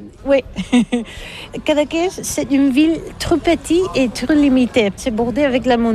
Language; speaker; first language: French; non-native, learner; Catalan